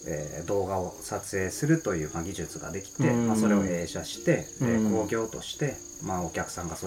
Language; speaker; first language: Japanese; native; Japanese